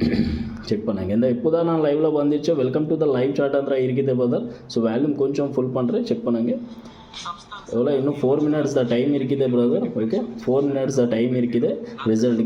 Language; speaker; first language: Tamil; non-native, learner; Kannada